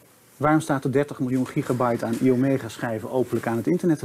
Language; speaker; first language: Dutch; native; Dutch